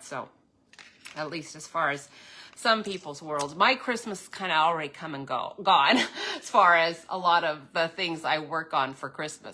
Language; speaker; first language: English; native; English